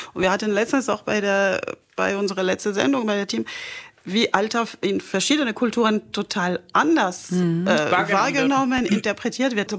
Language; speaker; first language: German; non-native, fluent; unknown